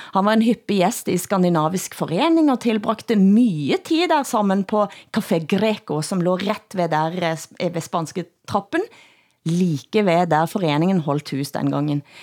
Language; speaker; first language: Norwegian; native; Norwegian